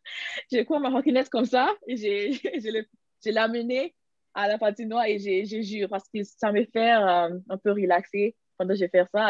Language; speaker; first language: French; non-native, learner; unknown